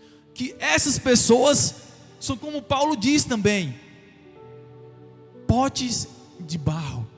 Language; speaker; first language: Portuguese; native; Portuguese